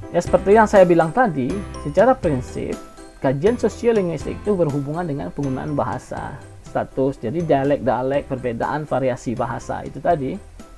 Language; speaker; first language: Indonesian; non-native, local second language; Minangkabau